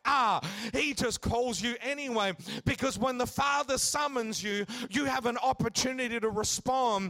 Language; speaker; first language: English; native; English